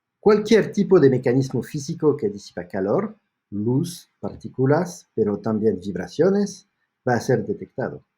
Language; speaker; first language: Spanish; non-native, fluent; French